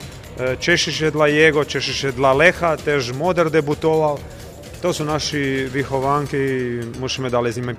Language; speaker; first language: Polish; non-native, fluent; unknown